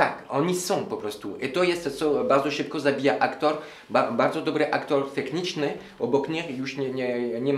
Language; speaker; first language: Polish; non-native, learner; French